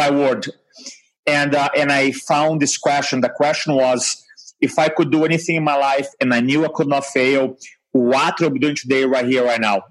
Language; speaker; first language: English; non-native, fluent; Portuguese